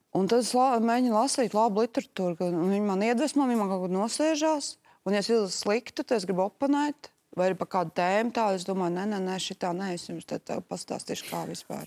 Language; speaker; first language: Latvian; native; Latvian